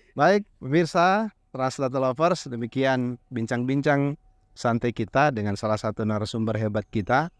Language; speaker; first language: Indonesian; native; Indonesian